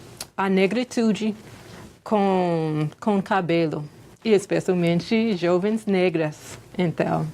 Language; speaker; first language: Portuguese; non-native, fluent; English